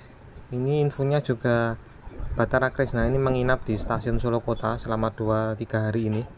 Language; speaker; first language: Indonesian; native; Indonesian